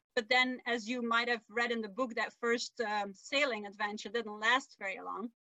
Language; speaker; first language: English; non-native, fluent; Dutch